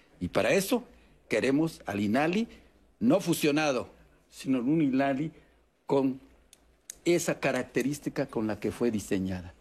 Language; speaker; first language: Spanish; non-native, local second language; Yucateco